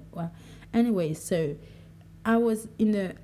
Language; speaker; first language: English; non-native, local second language; French